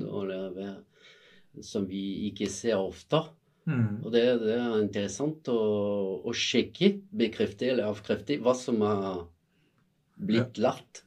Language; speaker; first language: Norwegian; non-native, fluent; French